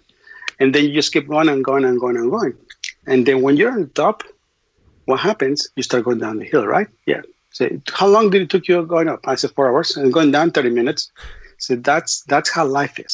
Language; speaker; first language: English; non-native, fluent; Spanish